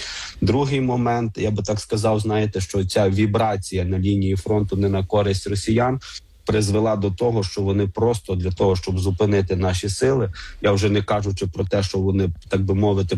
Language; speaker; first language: Ukrainian; native; Ukrainian